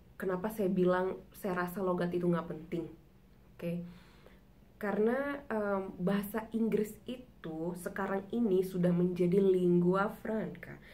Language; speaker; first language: Indonesian; native; Indonesian